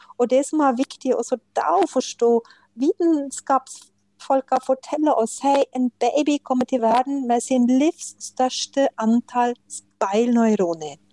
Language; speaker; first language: Norwegian; non-native, fluent; German